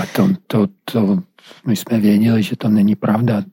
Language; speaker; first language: Czech; non-native, fluent; English